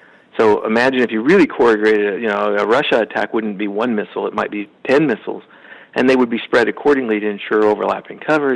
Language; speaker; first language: English; native; English